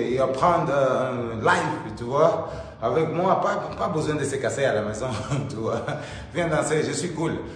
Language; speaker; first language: French; non-native, learner; Portuguese